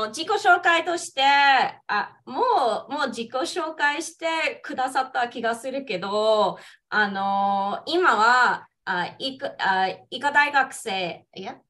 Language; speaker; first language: Japanese; non-native, fluent; English